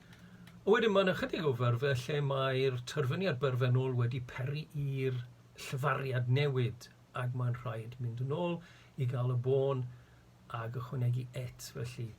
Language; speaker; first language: Welsh; native; Welsh